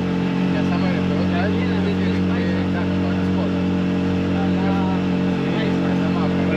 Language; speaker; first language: Spanish; native; Spanish